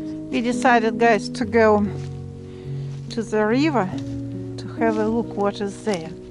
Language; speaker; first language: English; non-native, fluent; Russian